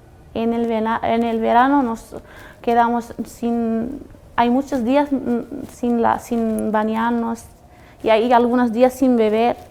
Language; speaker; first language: Spanish; non-native, fluent; Arabic